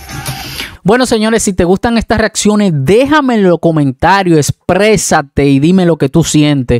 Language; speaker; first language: Spanish; native; Spanish